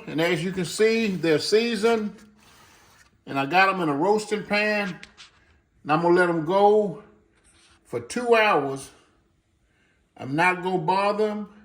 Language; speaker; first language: English; native; English